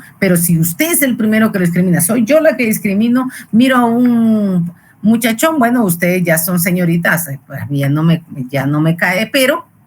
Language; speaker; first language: Spanish; native; Spanish